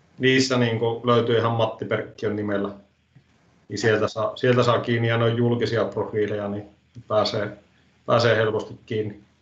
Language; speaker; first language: Finnish; native; Finnish